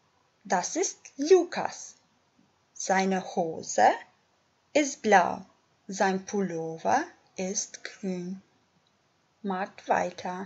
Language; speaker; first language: German; non-native, fluent; Albanian